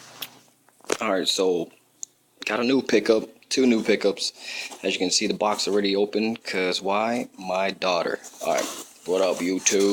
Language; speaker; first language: English; native; English